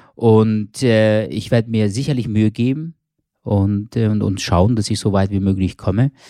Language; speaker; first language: German; early bilingual, other home language; Turkish